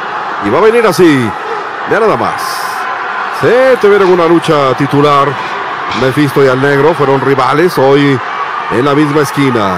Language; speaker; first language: Spanish; native; Spanish